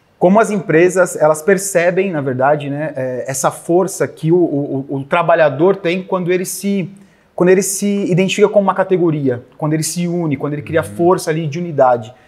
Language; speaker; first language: Portuguese; native; Portuguese